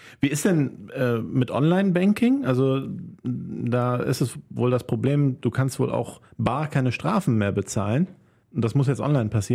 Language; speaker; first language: German; native; German